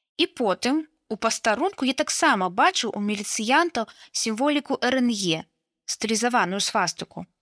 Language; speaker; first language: Belarusian; native; Belarusian